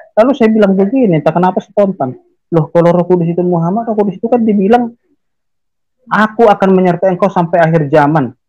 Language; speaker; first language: Indonesian; native; Indonesian